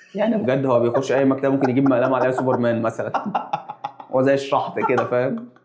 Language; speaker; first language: Egyptian Arabic; native; Egyptian Arabic